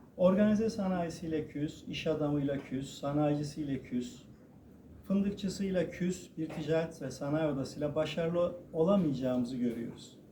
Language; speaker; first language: Turkish; native; Turkish